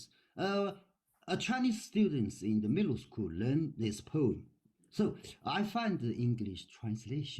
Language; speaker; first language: English; non-native, learner; Chinese